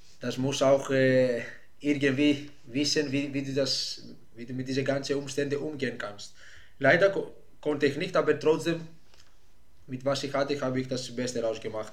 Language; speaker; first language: German; non-native, fluent; Greek